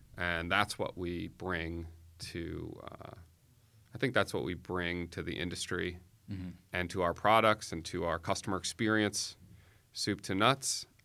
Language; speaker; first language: English; native; English